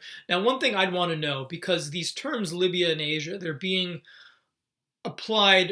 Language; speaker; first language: English; native; English